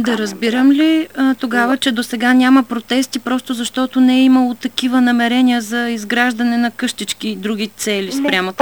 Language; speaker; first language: Bulgarian; native; Bulgarian